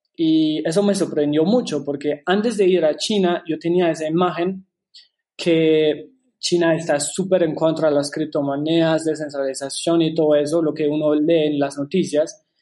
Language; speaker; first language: Spanish; non-native, fluent; German